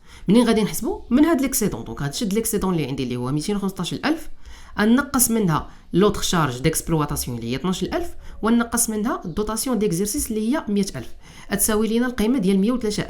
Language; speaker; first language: Arabic; native; Arabic